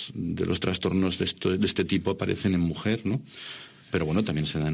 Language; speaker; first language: Spanish; native; Spanish